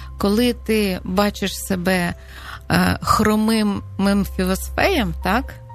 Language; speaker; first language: Ukrainian; native; Ukrainian